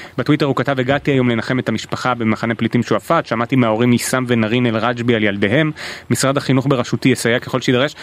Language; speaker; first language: Hebrew; native; Hebrew